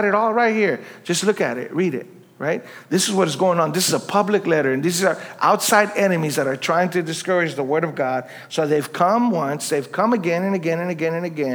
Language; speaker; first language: English; native; English